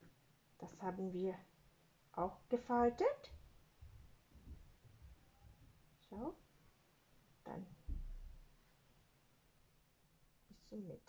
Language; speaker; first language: German; non-native, learner; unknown